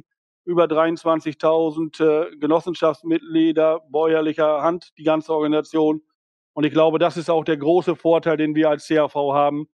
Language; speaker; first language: German; native; German